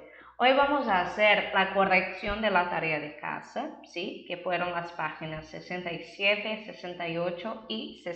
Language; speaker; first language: Spanish; non-native, fluent; Portuguese